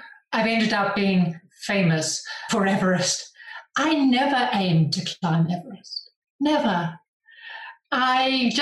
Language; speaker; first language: English; native; English